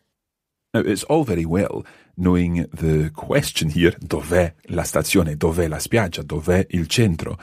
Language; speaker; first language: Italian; non-native, fluent; English